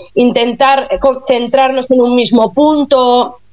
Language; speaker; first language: Spanish; native; Spanish